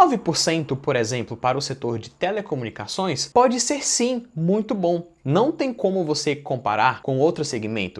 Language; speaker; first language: Portuguese; native; Portuguese